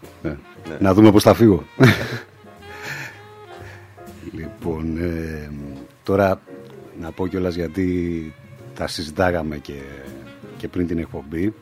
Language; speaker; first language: Greek; native; Greek